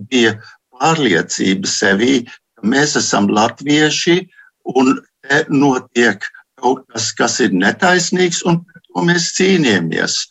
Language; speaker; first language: Latvian; early bilingual, heritage; Latvian